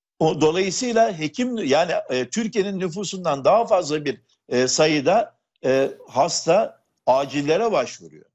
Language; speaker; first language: Turkish; native; Turkish